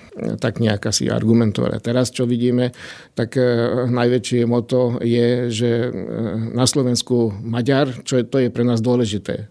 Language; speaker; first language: Slovak; non-native, local second language; Hungarian